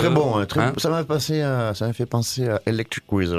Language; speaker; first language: French; native; French